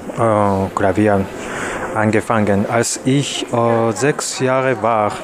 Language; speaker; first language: German; non-native, learner; Japanese